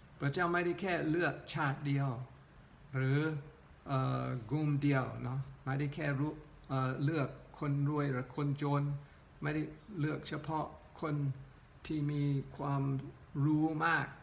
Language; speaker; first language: Thai; non-native, local second language; Northeastern Thai